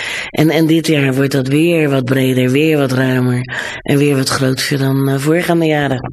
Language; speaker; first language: Dutch; native; Dutch